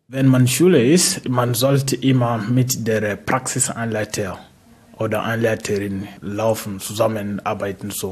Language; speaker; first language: German; non-native, learner; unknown